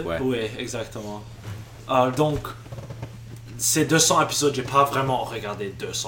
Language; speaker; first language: French; non-native, local second language; English